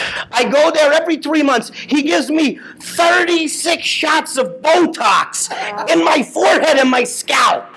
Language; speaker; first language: English; native; English